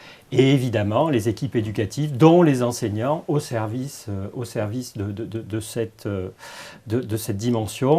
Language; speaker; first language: French; native; French